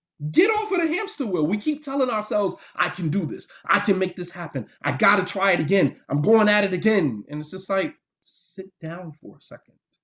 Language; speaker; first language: English; native; English